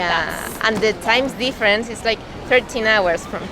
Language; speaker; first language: English; non-native, fluent; Spanish